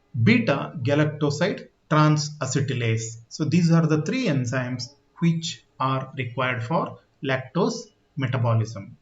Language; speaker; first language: English; non-native, local second language; Kannada